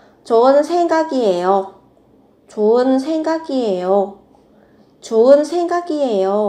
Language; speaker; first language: Korean; non-native, fluent; Vietnamese